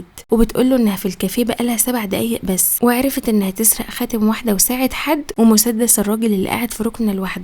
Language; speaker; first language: Arabic; native; Arabic